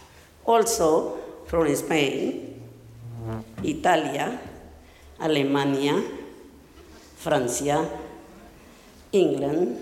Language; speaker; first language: English; non-native, learner; Spanish